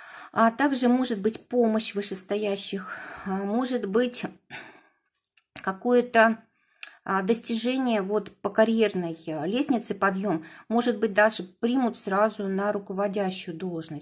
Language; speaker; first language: Russian; native; Russian